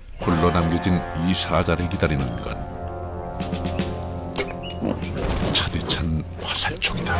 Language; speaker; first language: Korean; native; Korean